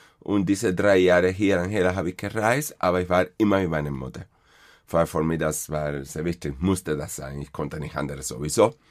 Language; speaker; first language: German; non-native, fluent; Spanish